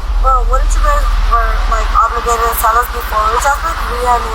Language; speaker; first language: English; native; English